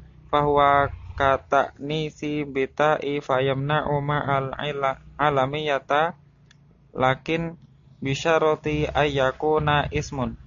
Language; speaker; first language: Arabic; non-native, learner; Indonesian